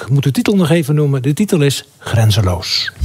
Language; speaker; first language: Dutch; native; Dutch